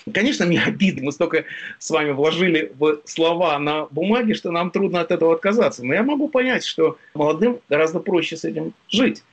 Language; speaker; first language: Russian; native; Russian